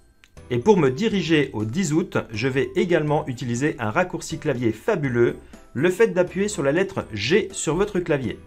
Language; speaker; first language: French; native; French